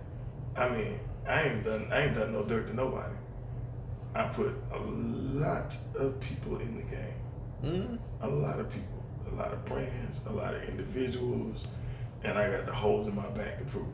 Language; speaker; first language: English; native; English